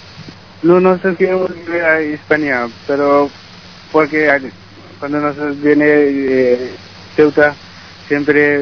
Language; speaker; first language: Spanish; non-native, learner; Bangla